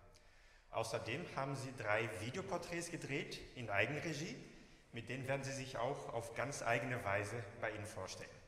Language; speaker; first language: German; native; German